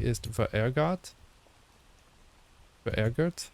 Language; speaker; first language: German; non-native, learner; English